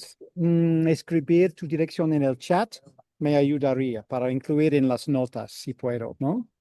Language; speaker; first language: Spanish; non-native, fluent; English